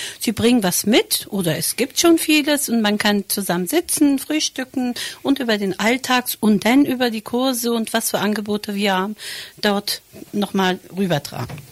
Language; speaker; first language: German; non-native, fluent; Turkish